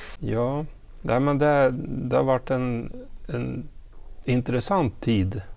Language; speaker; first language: Swedish; native; Swedish